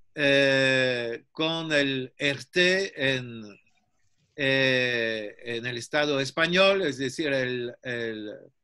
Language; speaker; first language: Spanish; non-native, fluent; French